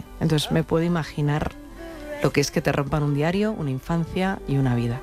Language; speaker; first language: Spanish; native; Spanish